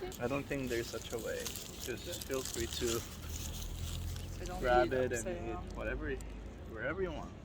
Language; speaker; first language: English; non-native, fluent; Korean